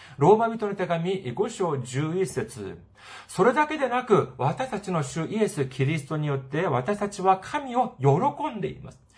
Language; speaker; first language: Japanese; non-native, fluent; Korean